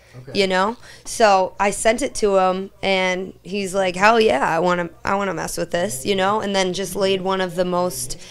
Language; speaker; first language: English; native; English